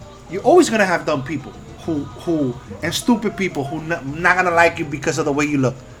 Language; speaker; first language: English; early bilingual, other home language; Spanish